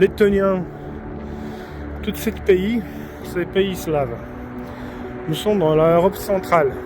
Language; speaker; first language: French; non-native, fluent; Polish